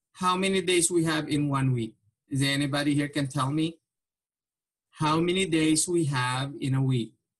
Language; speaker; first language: English; non-native, local second language; Filipino